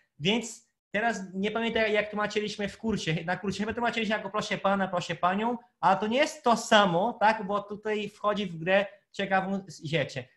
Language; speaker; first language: Polish; non-native, fluent; Portuguese